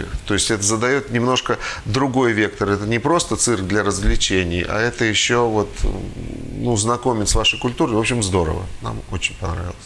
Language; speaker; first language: Russian; native; Russian